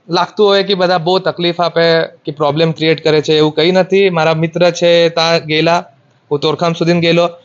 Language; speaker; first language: Gujarati; non-native, local second language; Marathi